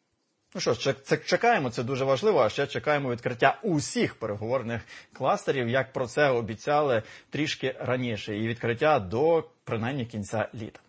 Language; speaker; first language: Ukrainian; native; Ukrainian